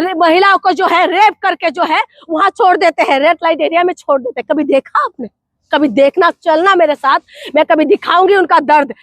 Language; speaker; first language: Hindi; non-native, local second language; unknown